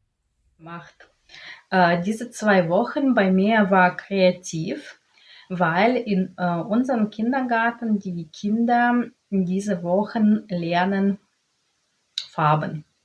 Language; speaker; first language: German; non-native, learner; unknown